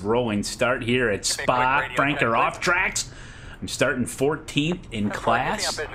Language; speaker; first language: English; native; English